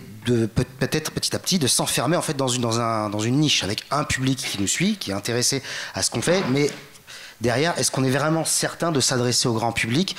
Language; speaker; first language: French; native; French